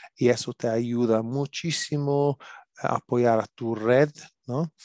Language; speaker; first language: Spanish; non-native, learner; English